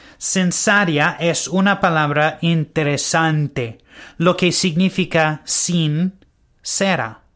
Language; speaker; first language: Spanish; non-native, learner; English